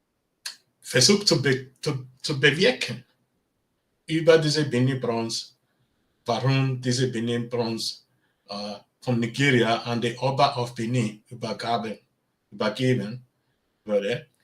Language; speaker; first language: German; non-native, learner; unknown